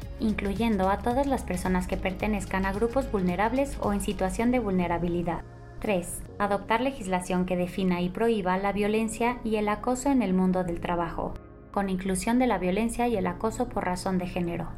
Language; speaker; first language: Spanish; native; Spanish